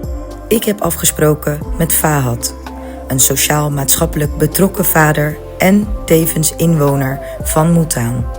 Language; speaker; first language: Dutch; early bilingual, other home language; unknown